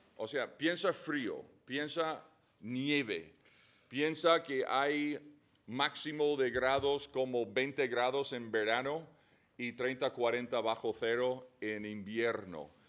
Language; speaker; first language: Spanish; non-native, fluent; English